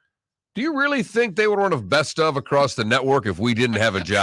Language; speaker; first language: English; native; English